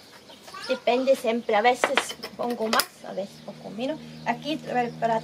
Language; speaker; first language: Spanish; non-native, learner; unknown